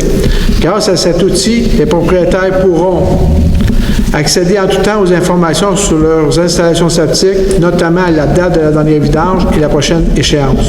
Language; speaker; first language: French; native; French